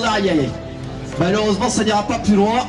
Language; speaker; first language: French; native; French